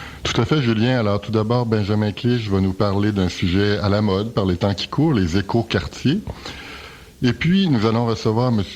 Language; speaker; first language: French; native; French